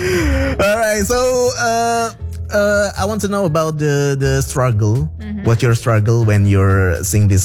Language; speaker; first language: English; non-native, fluent; Indonesian